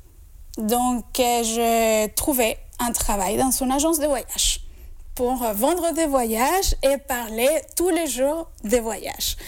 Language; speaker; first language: French; non-native, fluent; Spanish